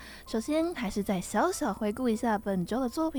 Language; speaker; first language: Chinese; native; Chinese